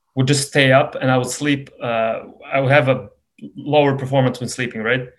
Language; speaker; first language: English; non-native, fluent; Serbian